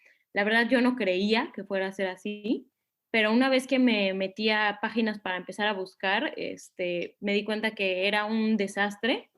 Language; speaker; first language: Spanish; native; Spanish